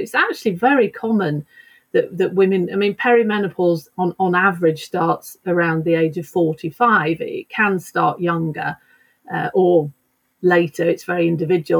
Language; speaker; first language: English; native; English